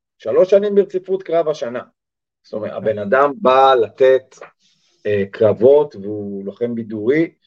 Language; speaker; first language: Hebrew; early bilingual, other home language; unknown